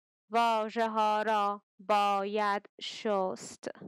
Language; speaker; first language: Persian; native; Persian